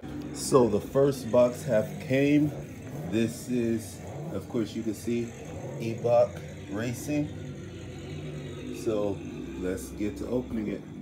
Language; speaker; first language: English; native; English